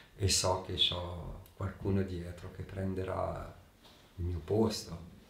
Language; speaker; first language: Italian; early bilingual, heritage; Italian